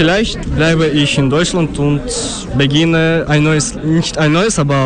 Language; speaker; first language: German; non-native, fluent; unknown